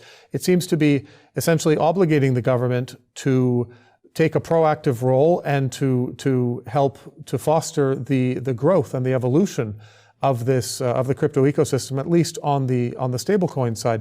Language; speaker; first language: English; native; English